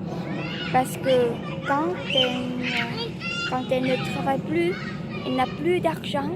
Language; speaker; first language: French; non-native, learner; Vietnamese